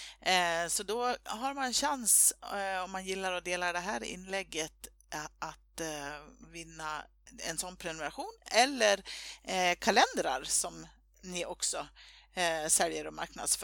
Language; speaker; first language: Swedish; native; Swedish